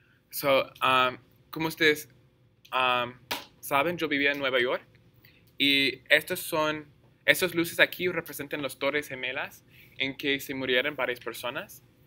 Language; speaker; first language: Spanish; non-native, fluent; English